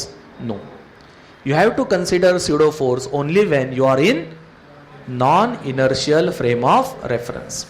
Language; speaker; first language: English; non-native, local second language; Marathi